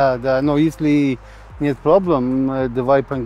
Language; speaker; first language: Russian; non-native, learner; English